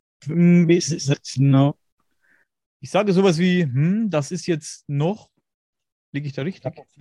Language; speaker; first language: German; native; German